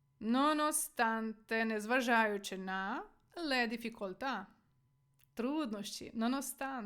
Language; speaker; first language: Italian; non-native, fluent; Ukrainian